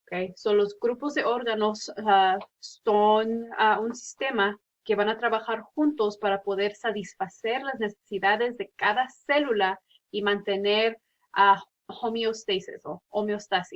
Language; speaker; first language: Spanish; early bilingual, heritage; Spanish